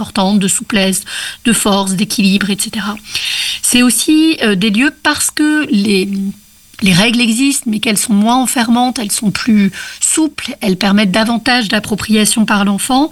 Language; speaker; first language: French; native; French